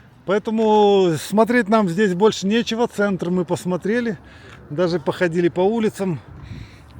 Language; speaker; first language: Russian; native; Russian